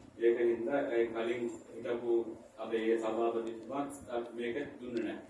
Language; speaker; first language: Sinhala; non-native, local second language; Tamil